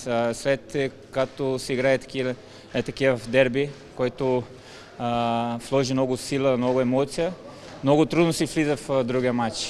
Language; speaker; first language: Bulgarian; non-native, learner; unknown